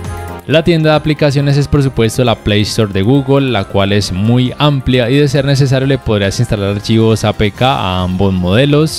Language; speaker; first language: Spanish; native; Spanish